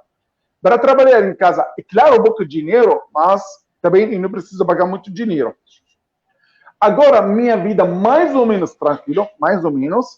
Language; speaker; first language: Portuguese; non-native, fluent; Arabic